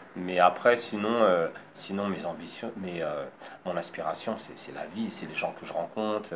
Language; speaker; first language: French; early bilingual, other home language; Lingala